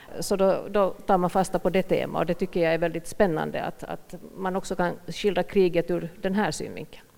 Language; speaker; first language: Swedish; native; Swedish